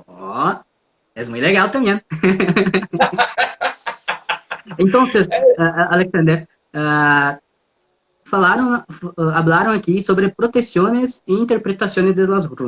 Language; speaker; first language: Spanish; non-native, learner; Portuguese